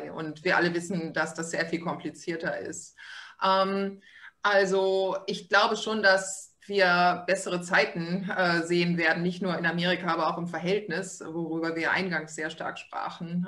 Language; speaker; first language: German; native; German